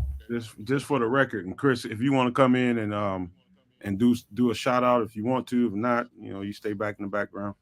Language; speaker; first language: English; native; English